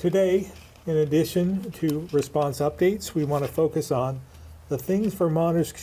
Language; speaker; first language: English; native; English